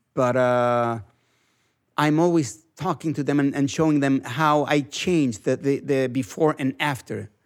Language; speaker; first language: English; non-native, fluent; Spanish